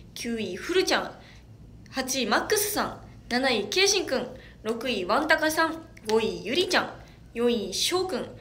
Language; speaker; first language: Japanese; native; Japanese